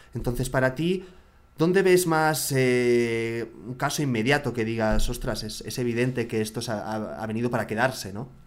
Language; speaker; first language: Spanish; native; Spanish